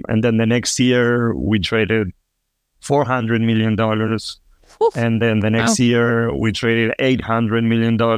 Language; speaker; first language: English; non-native, fluent; Spanish